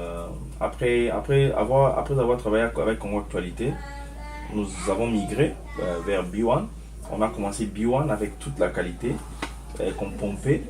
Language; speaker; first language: French; non-native, local second language; Lingala